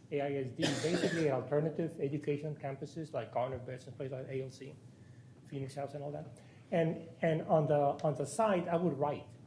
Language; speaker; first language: English; non-native, fluent; Spanish